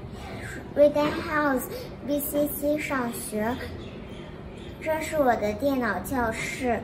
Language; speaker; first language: Chinese; early bilingual, heritage; Chinese